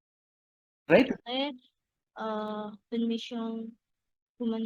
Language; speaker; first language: French; non-native, learner; Indonesian